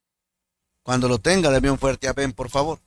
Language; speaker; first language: Spanish; native; Spanish